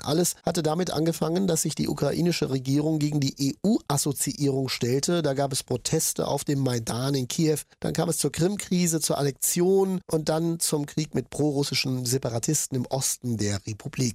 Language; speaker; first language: German; native; German